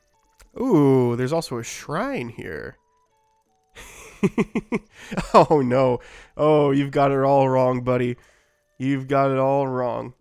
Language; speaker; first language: English; native; English